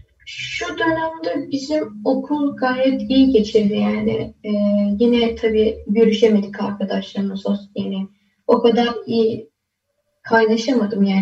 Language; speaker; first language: Turkish; early bilingual, other home language; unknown